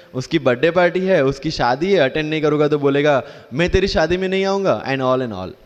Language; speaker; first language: Hindi; non-native, local second language; Gujarati